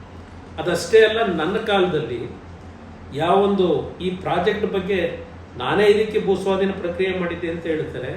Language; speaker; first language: Kannada; native; Kannada